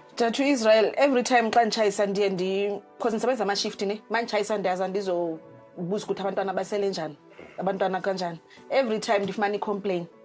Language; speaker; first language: Zulu; non-native, local second language; Xhosa